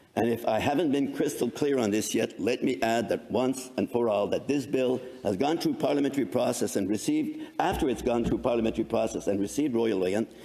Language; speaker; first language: English; non-native, local second language; French